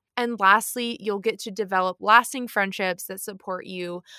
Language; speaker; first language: English; native; English